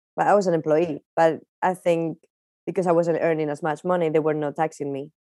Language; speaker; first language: English; non-native, fluent; Spanish